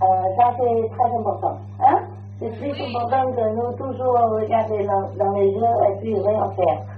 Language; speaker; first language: French; non-native, learner; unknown